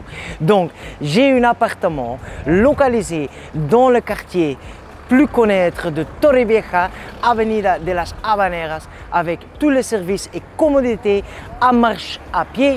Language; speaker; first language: French; non-native, learner; Spanish